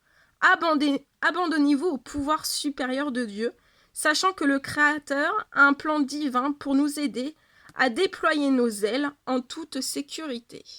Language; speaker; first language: French; native; French